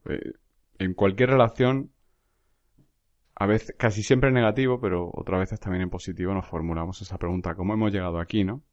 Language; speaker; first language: Spanish; native; Spanish